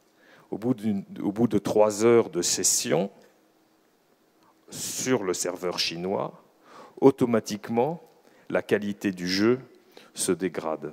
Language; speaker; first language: French; native; French